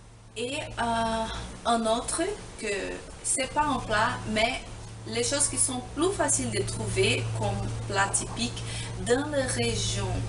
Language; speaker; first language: French; non-native, fluent; Portuguese